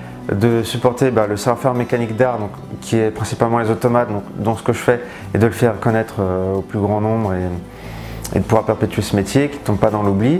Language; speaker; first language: French; native; French